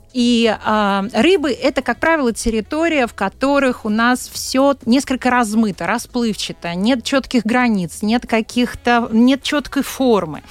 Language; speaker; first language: Russian; native; Russian